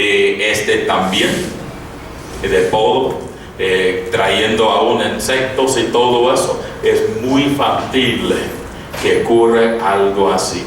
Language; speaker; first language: Spanish; non-native, fluent; English